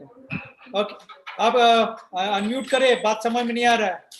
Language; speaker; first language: Hindi; non-native, local second language; Bangla